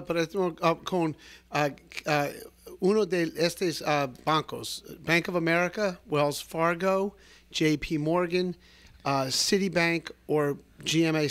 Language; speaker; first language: Spanish; non-native, learner; English